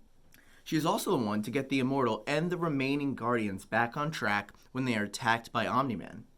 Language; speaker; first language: English; native; English